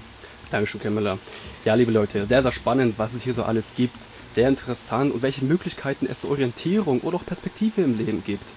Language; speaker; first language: German; native; German